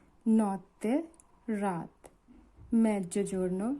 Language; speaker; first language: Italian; non-native, learner; Bangla